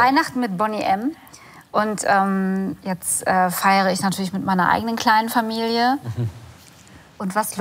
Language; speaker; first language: German; native; German